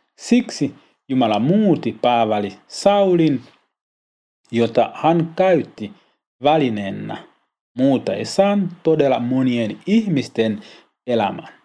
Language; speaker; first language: Finnish; non-native, learner; Swahili